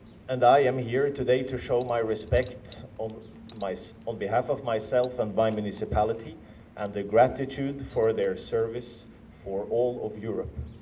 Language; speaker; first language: English; non-native, fluent; Norwegian